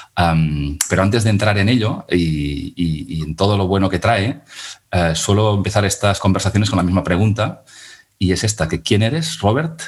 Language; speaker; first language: Spanish; non-native, local second language; Catalan